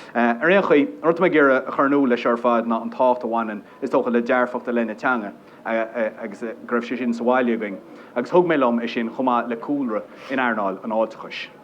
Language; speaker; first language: Irish; non-native, local second language; English